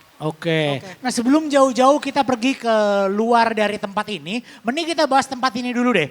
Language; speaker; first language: Indonesian; native; Indonesian